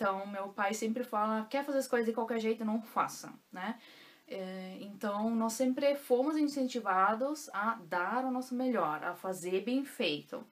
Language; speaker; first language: Portuguese; non-native, local second language; German